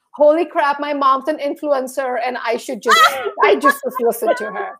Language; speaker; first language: English; early bilingual, other home language; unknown